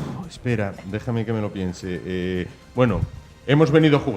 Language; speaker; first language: Spanish; native; Spanish